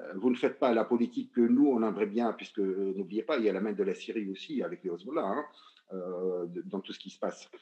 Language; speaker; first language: French; non-native, local second language; Arabic